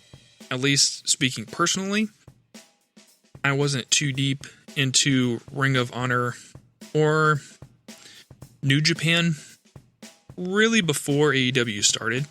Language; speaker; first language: English; native; English